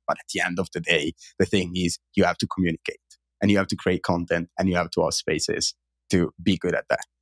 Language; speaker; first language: English; non-native, fluent; Italian